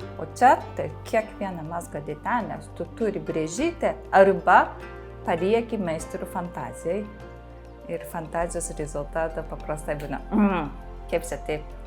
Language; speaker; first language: Lithuanian; non-native, fluent; Japanese